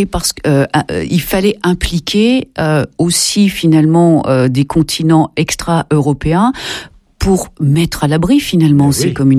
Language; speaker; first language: French; native; French